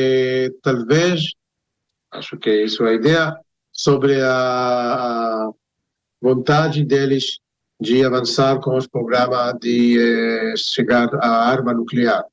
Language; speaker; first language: Portuguese; non-native, fluent; Hebrew